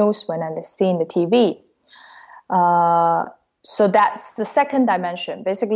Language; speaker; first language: English; non-native, fluent; Cantonese